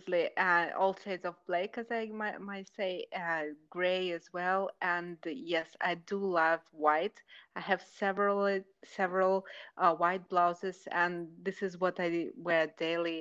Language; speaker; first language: English; non-native, fluent; Kazakh